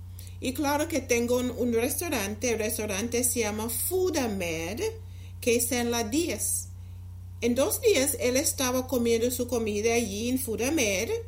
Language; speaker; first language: Spanish; non-native, fluent; English